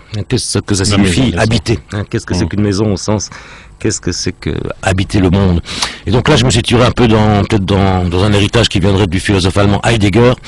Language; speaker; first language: French; native; French